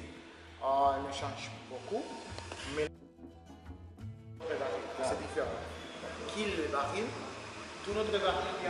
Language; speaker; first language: French; non-native, learner; Spanish